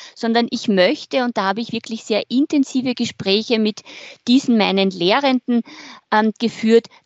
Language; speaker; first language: German; native; German